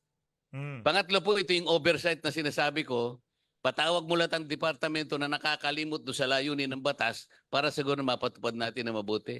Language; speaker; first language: Filipino; native; Filipino